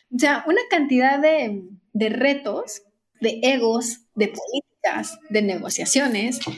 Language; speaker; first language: Spanish; native; Spanish